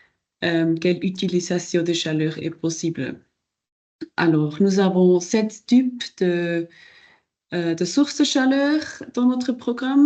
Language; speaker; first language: French; non-native, local second language; German